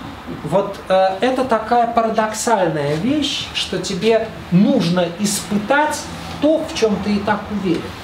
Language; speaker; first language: Russian; native; Russian